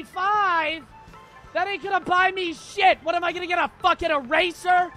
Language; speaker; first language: English; native; English